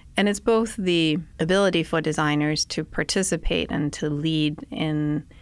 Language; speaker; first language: English; non-native, fluent; Danish